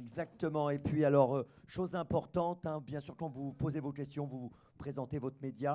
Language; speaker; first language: French; native; French